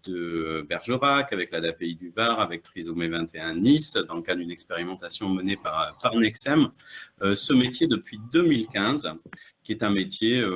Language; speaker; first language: French; native; French